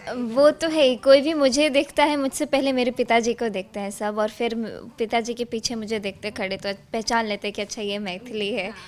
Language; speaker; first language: Hindi; native; Hindi